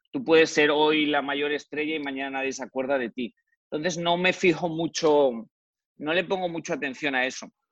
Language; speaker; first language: Spanish; native; Spanish